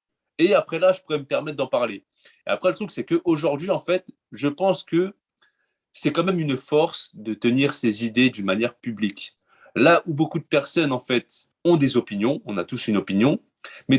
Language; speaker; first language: French; native; French